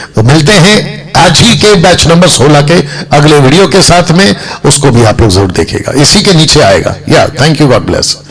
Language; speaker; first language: Hindi; non-native, local second language; Telugu